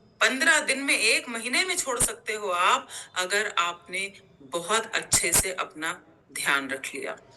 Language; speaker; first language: Hindi; non-native, local second language; Gujarati